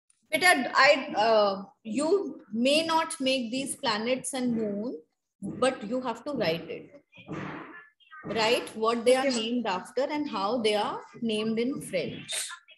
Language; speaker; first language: English; non-native, local second language; Hindi